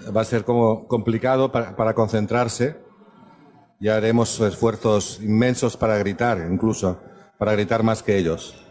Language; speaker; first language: Spanish; native; Spanish